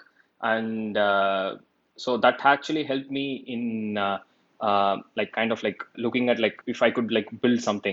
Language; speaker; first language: English; non-native, local second language; Tamil